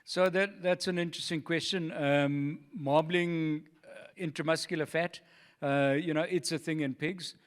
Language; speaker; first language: English; native; English